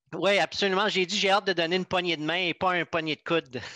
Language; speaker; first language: French; native; French